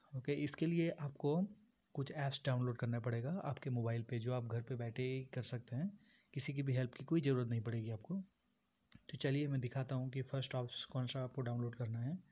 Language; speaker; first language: Hindi; non-native, local second language; Bangla